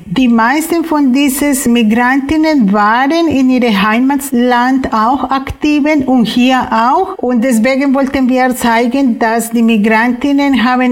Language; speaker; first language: German; non-native, fluent; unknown